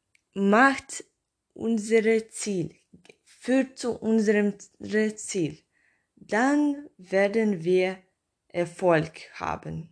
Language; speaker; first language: German; non-native, learner; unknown